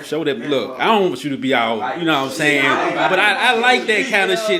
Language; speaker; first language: English; native; English